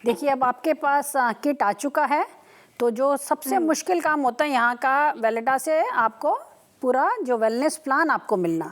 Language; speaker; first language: Hindi; native; Hindi